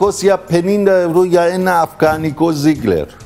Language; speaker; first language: Greek; non-native, fluent; Persian